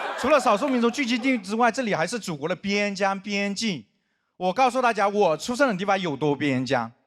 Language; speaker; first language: Chinese; non-native, local second language; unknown